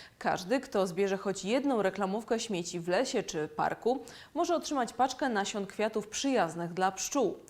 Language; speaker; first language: Polish; native; Polish